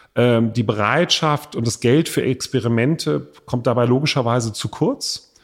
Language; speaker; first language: German; native; German